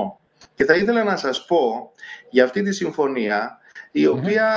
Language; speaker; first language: Greek; native; Greek